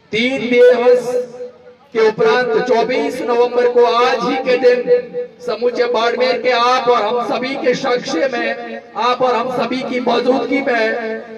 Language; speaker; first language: Hindi; native; Hindi